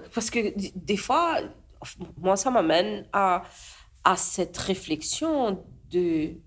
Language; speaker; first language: French; non-native, local second language; Morisyen